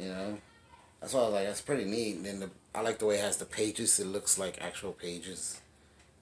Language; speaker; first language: English; native; English